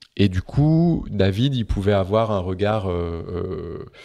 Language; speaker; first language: French; native; French